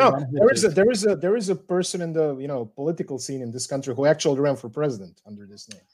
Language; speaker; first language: English; non-native, fluent; Serbian